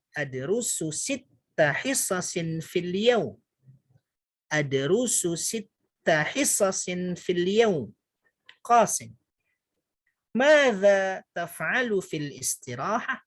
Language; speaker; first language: Arabic; non-native, fluent; Indonesian